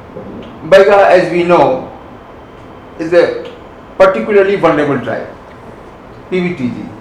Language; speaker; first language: English; non-native, local second language; Bangla